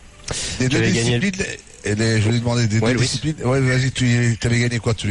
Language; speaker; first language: French; native; French